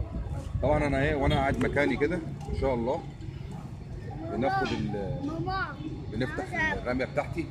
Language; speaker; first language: Arabic; native; Arabic